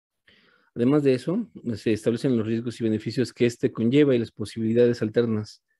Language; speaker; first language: Spanish; native; Spanish